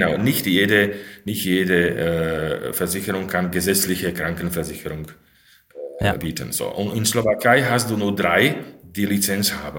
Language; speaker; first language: German; non-native, fluent; Slovak